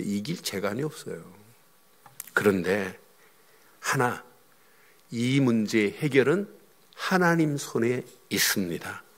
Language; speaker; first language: Korean; native; Korean